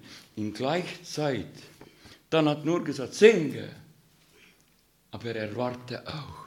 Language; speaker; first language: German; non-native, learner; Russian